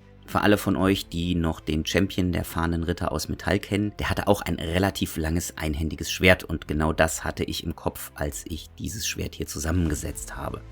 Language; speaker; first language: German; native; German